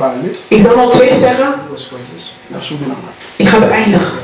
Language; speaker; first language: Dutch; non-native, learner; Lingala